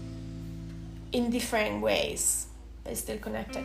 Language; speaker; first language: English; non-native, fluent; Spanish